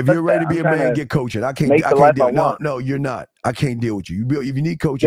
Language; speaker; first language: English; native; English